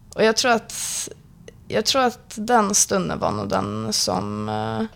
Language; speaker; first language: Swedish; native; Swedish